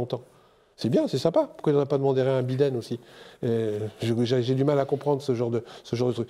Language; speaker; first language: French; native; French